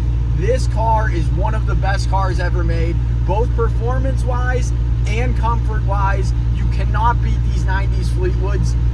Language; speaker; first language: English; native; English